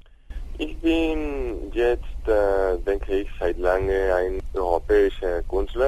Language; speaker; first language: German; non-native, learner; Spanish